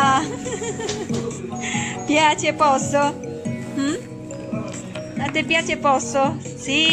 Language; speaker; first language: Italian; non-native, learner; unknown